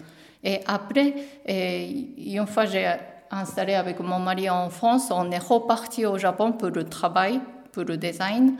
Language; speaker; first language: French; non-native, learner; Japanese